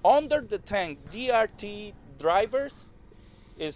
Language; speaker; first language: English; non-native, learner; Spanish